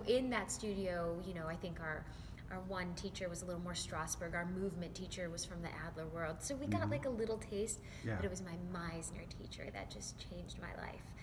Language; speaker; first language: English; native; English